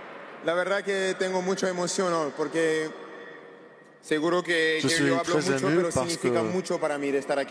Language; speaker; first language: Spanish; non-native, learner; French